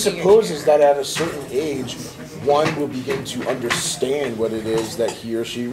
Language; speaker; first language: English; native; English